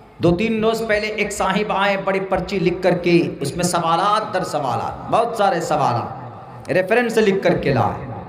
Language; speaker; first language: Urdu; native; Urdu